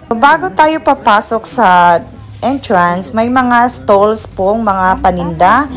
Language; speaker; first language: Filipino; native; Filipino